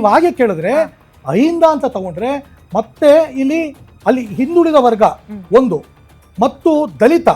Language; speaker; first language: Kannada; native; Kannada